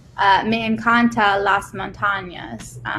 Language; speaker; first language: Spanish; non-native, learner; English